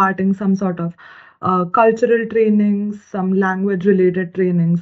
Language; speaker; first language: English; non-native, local second language; Marathi